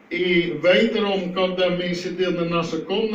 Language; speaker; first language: Russian; non-native, learner; Dutch